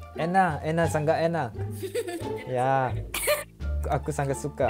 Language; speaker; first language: Indonesian; non-native, learner; Japanese